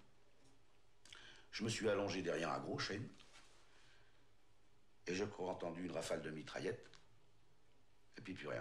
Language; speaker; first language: French; native; French